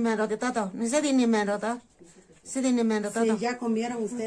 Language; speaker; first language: Spanish; non-native, local second language; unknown